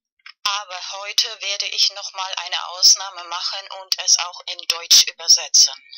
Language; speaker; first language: German; non-native, learner; Spanish